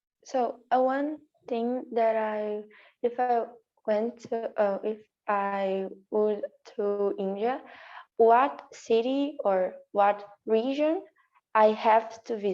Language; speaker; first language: English; non-native, learner; Portuguese